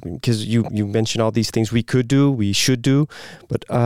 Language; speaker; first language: English; non-native, fluent; Dutch